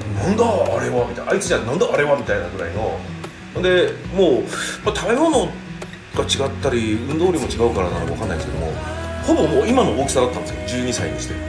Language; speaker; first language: Japanese; early bilingual, heritage; Japanese